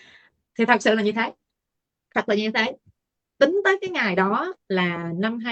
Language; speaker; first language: Vietnamese; native; Vietnamese